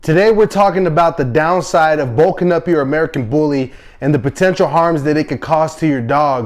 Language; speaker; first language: English; native; English